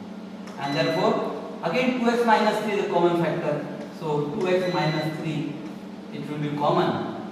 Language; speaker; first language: English; non-native, local second language; Marathi